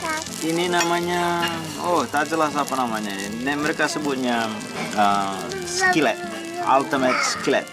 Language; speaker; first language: Indonesian; non-native, local second language; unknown